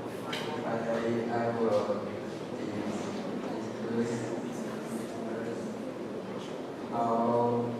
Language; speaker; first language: English; non-native, learner; Chinese